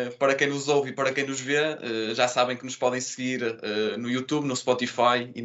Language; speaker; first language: Portuguese; native; Portuguese